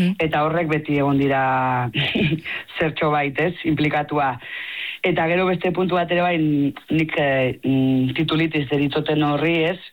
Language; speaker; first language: Basque; non-native, local second language; Spanish